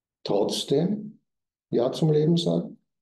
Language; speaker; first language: German; native; German